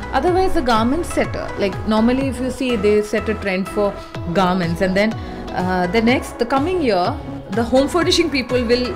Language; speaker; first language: English; non-native, local second language; Malayalam